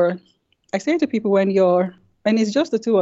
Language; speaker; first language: English; non-native, local second language; Yoruba